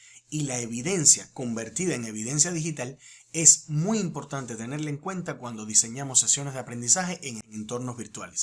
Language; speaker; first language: Spanish; native; Spanish